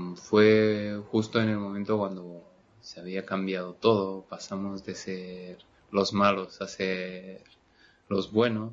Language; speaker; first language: Spanish; non-native, fluent; Romanian